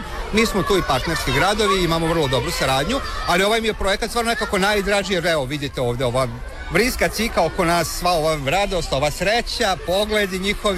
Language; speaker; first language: Serbian; native; Serbian